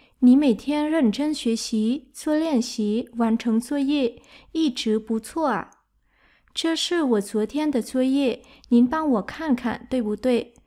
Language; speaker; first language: Chinese; non-native, fluent; Vietnamese